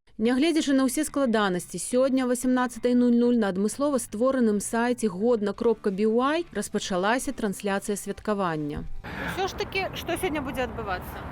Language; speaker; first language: Belarusian; native; Belarusian